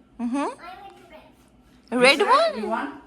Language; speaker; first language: English; non-native, local second language; Bangla